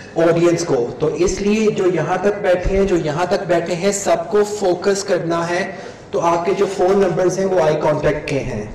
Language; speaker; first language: Urdu; non-native, local second language; Punjabi